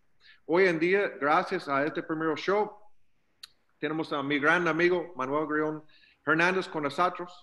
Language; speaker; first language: Spanish; non-native, learner; English